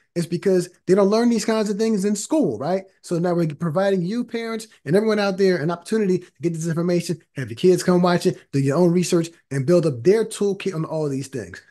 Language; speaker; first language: English; native; English